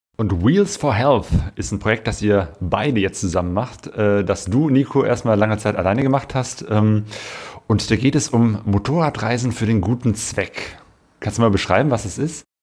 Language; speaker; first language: German; native; German